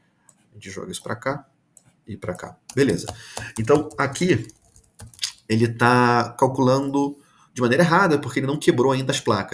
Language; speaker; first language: Portuguese; native; Portuguese